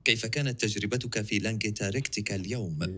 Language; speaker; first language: Arabic; non-native, learner; English